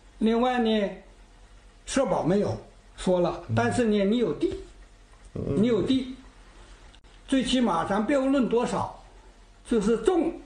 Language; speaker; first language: Chinese; native; Chinese